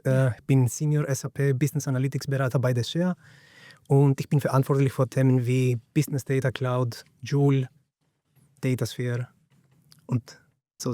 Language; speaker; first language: German; non-native, fluent; Greek